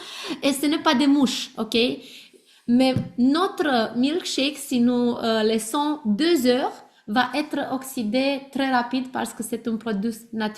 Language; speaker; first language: French; non-native, learner; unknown